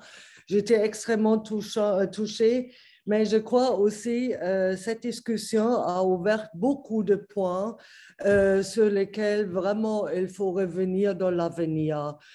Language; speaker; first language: French; non-native, fluent; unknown